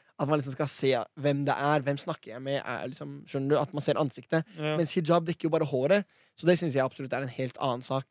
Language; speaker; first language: Norwegian; early bilingual, other home language; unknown